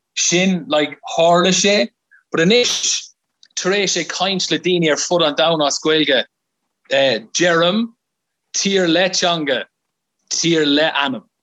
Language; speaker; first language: Irish; non-native, local second language; English